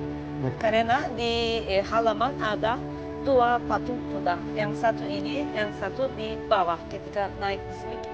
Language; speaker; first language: Indonesian; non-native, learner; Turkish